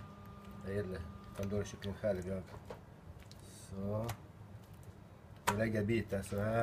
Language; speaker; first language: Swedish; non-native, learner; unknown